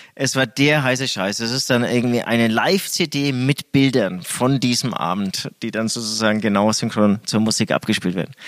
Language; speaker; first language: German; native; German